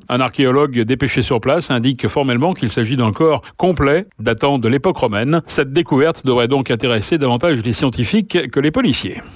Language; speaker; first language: French; native; French